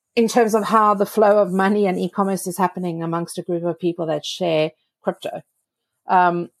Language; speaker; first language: English; native; English